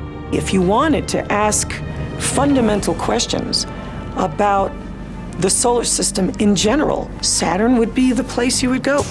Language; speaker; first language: English; native; English